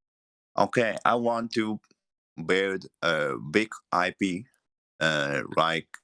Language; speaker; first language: English; non-native, learner; Japanese